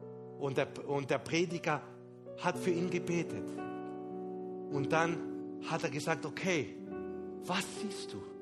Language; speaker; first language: German; non-native, fluent; Spanish